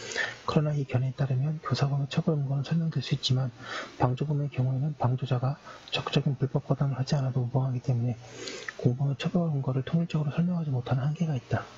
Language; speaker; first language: Korean; native; Korean